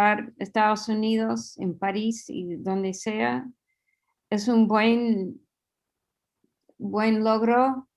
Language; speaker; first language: Spanish; non-native, fluent; English